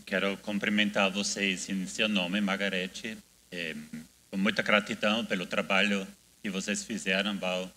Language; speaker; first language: Portuguese; non-native, fluent; German